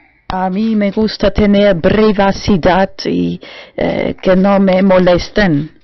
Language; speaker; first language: Spanish; non-native, learner; German